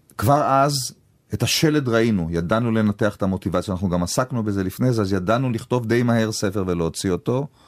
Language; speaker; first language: Hebrew; native; Hebrew